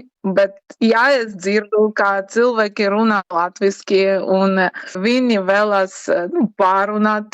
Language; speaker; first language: Latvian; non-native, learner; Ukrainian